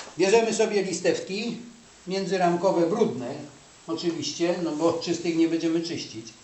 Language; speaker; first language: Polish; native; Polish